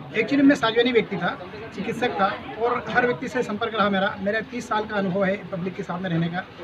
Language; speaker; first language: Hindi; native; Hindi